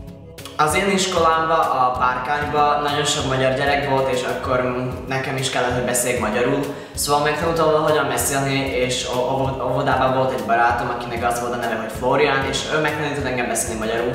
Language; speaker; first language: Hungarian; non-native, local second language; Slovak